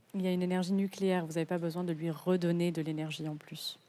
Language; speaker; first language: French; native; French